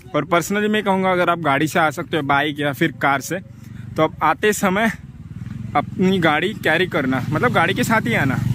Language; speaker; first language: Hindi; non-native, local second language; Marathi